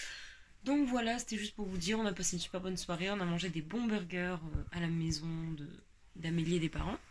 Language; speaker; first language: French; native; French